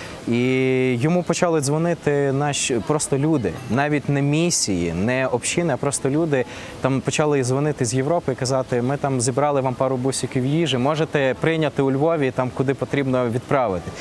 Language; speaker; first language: Ukrainian; non-native, local second language; Russian